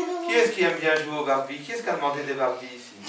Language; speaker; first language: French; native; French